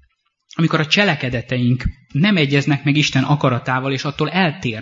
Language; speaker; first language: Hungarian; native; Hungarian